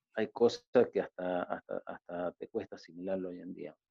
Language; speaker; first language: Spanish; native; Spanish